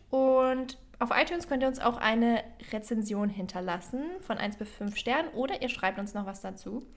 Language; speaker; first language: German; native; German